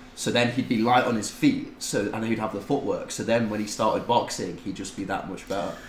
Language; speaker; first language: English; native; English